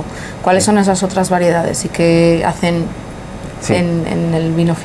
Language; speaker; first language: Spanish; native; Spanish